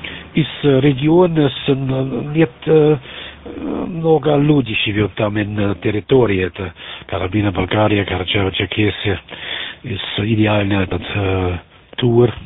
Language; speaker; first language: Russian; non-native, learner; German